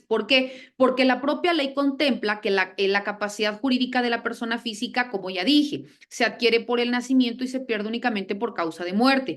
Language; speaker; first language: Spanish; native; Spanish